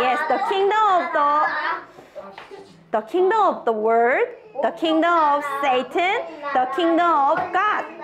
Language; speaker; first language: English; non-native, fluent; Korean